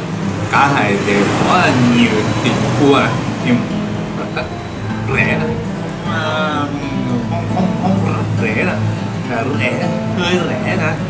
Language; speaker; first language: Vietnamese; non-native, learner; Japanese